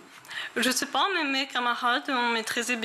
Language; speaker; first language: French; non-native, learner; Ukrainian